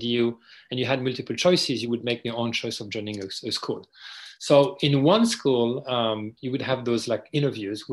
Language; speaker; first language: English; non-native, fluent; French